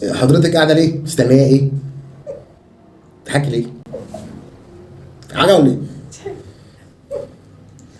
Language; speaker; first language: Arabic; native; Arabic